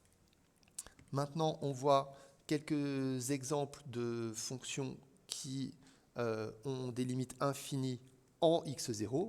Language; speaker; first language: French; native; French